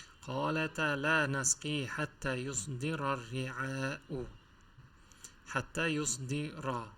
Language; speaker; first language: Arabic; non-native, fluent; Uzbek